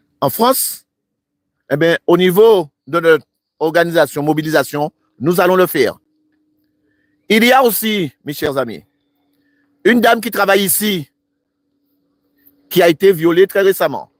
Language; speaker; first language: French; native; French